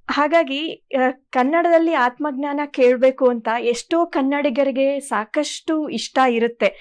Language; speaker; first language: Kannada; non-native, local second language; Telugu